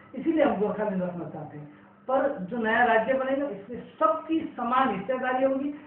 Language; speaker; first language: Hindi; non-native, local second language; Nepali